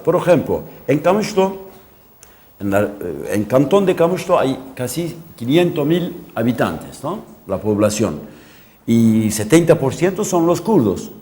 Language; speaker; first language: Spanish; non-native, local second language; Kurdish